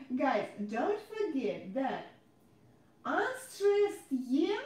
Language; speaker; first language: English; non-native, fluent; Russian